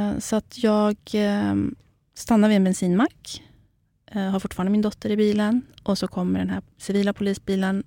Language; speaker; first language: Swedish; early bilingual, other home language; Kurdish